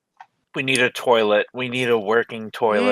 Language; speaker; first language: English; native; English